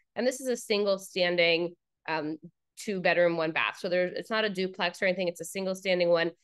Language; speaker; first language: English; native; English